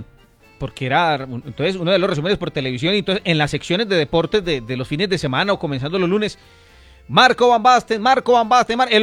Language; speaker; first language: Spanish; native; Spanish